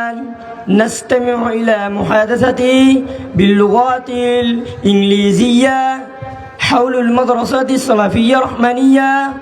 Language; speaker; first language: Arabic; non-native, learner; Bangla